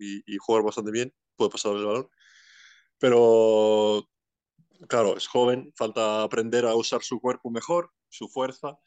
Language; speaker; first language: Spanish; non-native, fluent; Icelandic